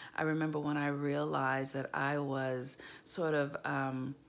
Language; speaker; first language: English; native; English